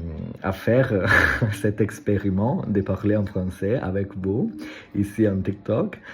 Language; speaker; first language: French; non-native, learner; Italian